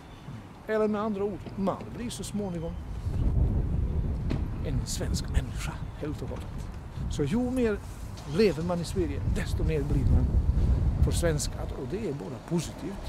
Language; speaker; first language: Swedish; non-native, fluent; Bosnian